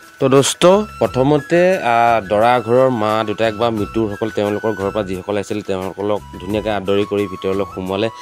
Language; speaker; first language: Assamese; non-native, local second language; Mising